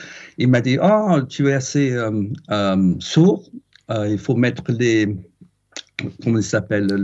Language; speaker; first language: French; non-native, fluent; English